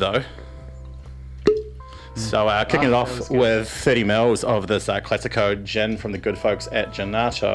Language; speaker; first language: English; native; English